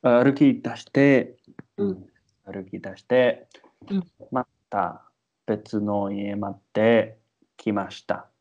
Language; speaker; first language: Japanese; non-native, learner; English